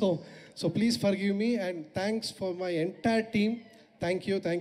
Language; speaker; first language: Telugu; non-native, learner; Kannada